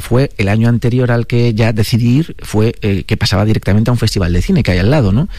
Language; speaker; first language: Spanish; native; Spanish